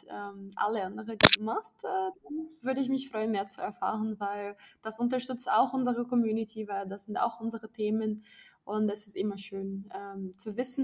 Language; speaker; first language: German; non-native, fluent; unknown